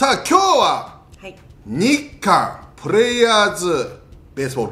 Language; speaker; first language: Japanese; native; Japanese